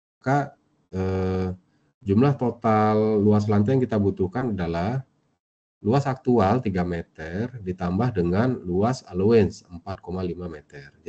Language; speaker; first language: Indonesian; native; Indonesian